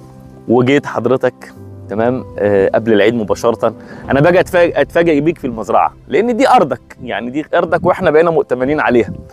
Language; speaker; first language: Arabic; native; Arabic